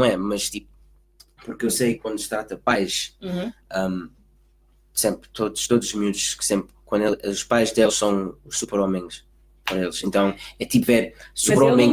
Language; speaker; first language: Portuguese; early bilingual, heritage; Portuguese